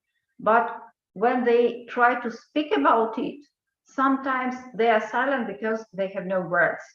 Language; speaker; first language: English; non-native, fluent; Ukrainian